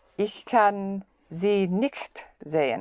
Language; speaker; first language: German; non-native, learner; English